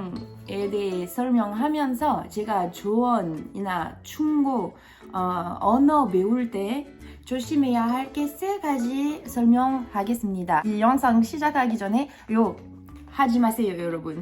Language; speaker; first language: Korean; non-native, fluent; French